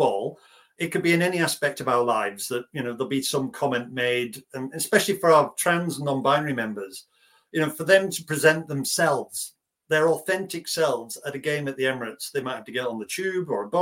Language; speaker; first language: English; native; English